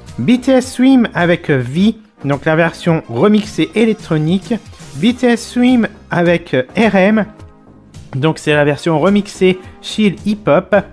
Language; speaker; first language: French; native; French